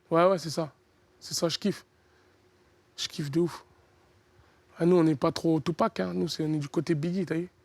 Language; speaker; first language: French; early bilingual, other home language; Lingala